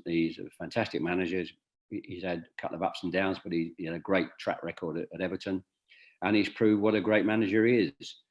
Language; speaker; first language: English; native; English